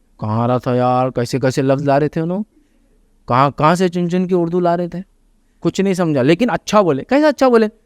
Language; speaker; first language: Urdu; native; Urdu